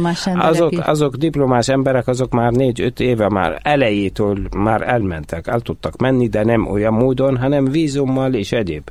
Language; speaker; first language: Hungarian; non-native, fluent; Arabic